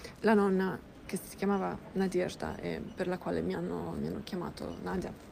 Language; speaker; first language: Italian; early bilingual, other home language; Russian